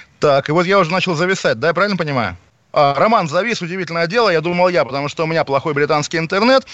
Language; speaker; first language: Russian; native; Russian